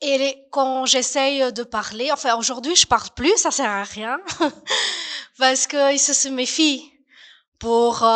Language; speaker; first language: French; non-native, fluent; Portuguese